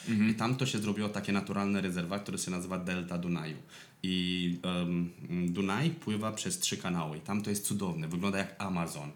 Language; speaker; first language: Polish; non-native, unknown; Romanian